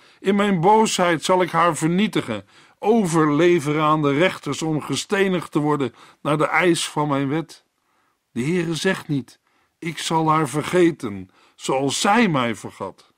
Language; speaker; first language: Dutch; native; Dutch